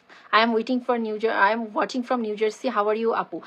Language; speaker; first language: English; non-native, local second language; Bangla